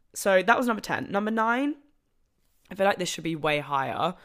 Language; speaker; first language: English; native; English